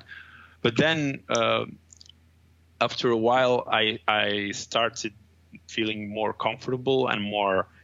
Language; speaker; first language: English; non-native, fluent; Italian